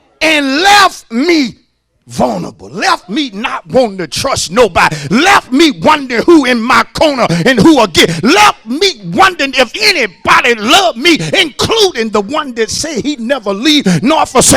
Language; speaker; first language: English; native; English